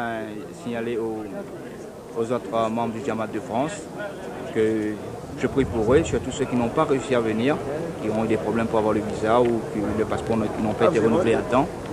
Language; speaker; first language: French; non-native, local second language; Morisyen